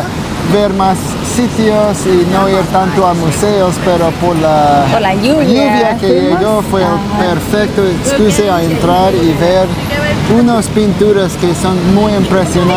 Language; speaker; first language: Spanish; non-native, learner; English